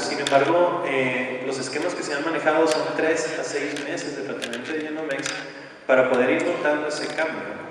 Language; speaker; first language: Spanish; native; Spanish